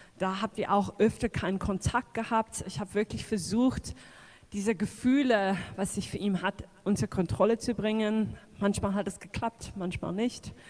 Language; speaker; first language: German; non-native, fluent; English